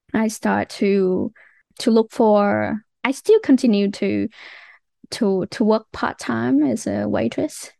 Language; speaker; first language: English; non-native, fluent; Vietnamese